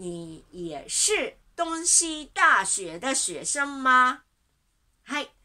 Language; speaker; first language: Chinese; non-native, learner; Japanese